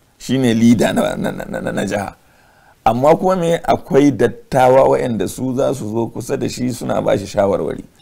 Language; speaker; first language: Hausa; native; Hausa